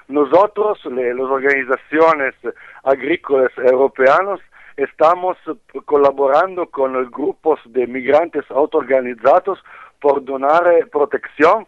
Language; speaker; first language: Spanish; non-native, learner; Italian